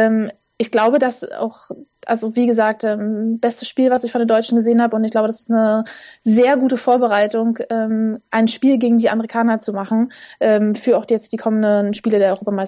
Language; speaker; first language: German; native; German